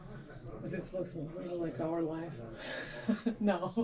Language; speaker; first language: English; non-native, learner; Russian